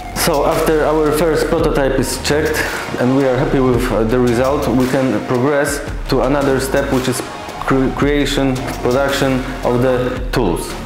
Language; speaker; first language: English; non-native, fluent; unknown